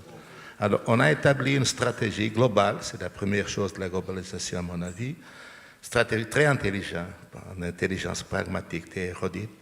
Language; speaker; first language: French; non-native, fluent; Portuguese